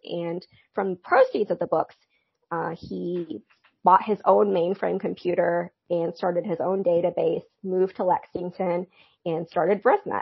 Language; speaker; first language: English; native; English